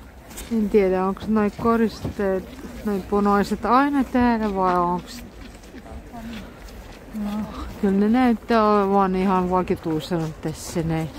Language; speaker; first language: Finnish; non-native, fluent; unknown